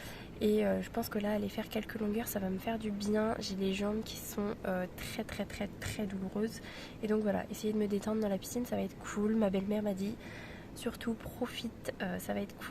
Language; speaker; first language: French; native; French